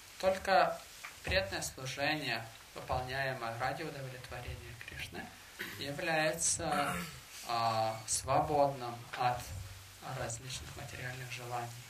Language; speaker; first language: Russian; native; Russian